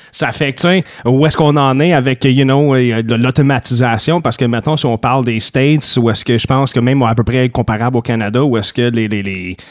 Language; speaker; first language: French; native; French